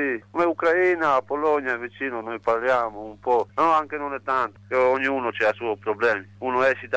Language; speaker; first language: Italian; non-native, learner; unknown